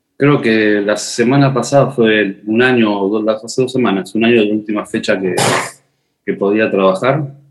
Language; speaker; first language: Spanish; native; Spanish